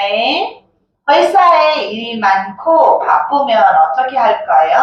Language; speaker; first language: Korean; non-native, fluent; Nepali